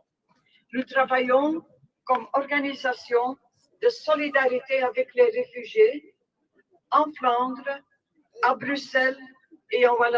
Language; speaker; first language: French; non-native, local second language; Dutch